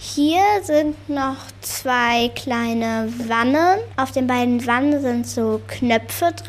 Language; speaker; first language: German; native; German